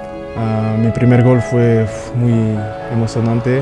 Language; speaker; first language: Spanish; non-native, fluent; French